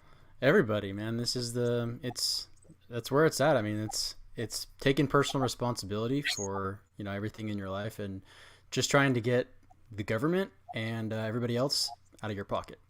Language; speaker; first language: English; native; English